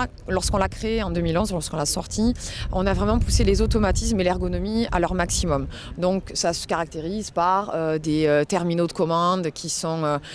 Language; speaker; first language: French; native; French